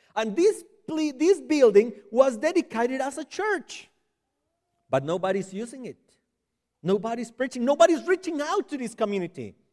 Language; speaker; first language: English; non-native, fluent; Spanish